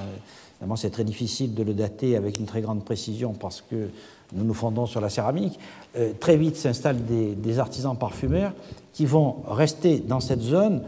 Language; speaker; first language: French; native; French